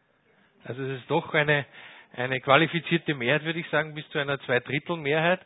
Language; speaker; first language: German; native; German